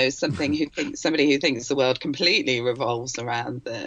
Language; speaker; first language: English; native; English